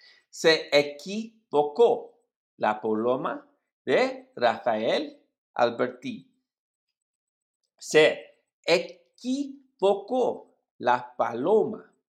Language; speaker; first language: Spanish; non-native, learner; English